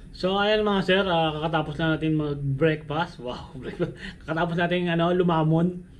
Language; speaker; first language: Filipino; non-native, local second language; Hiligaynon